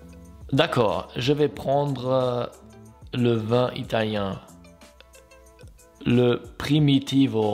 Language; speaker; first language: French; non-native, learner; German